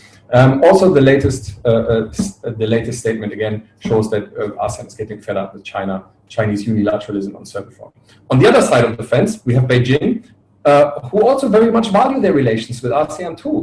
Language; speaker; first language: English; non-native, fluent; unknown